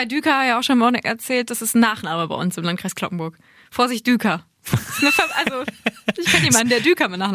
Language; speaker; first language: German; native; German